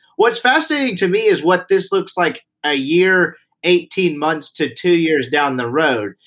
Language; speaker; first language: English; native; English